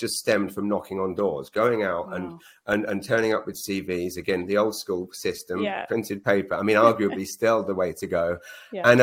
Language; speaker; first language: English; native; English